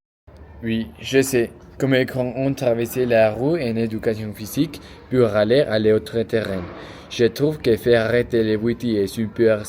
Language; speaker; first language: French; non-native, learner; Spanish